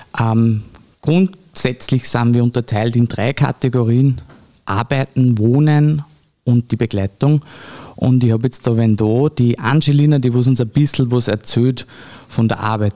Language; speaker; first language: German; native; German